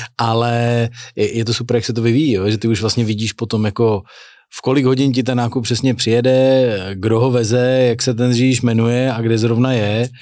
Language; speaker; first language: Czech; native; Czech